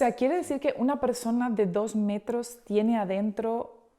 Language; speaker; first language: Spanish; native; Spanish